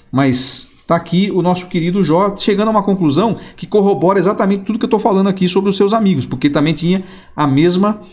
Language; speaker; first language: Portuguese; native; Portuguese